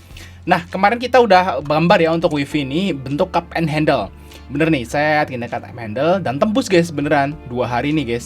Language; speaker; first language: Indonesian; native; Indonesian